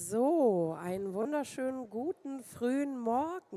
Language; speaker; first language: German; native; German